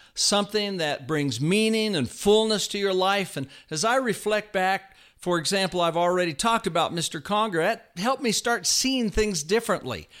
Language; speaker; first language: English; native; English